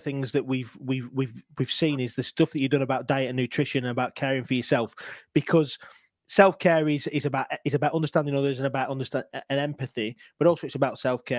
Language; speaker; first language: English; native; English